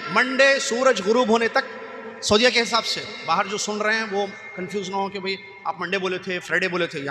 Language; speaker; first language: Urdu; native; Urdu